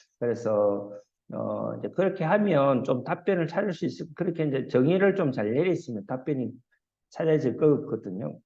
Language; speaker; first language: Korean; native; Korean